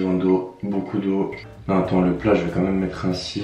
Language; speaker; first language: French; native; French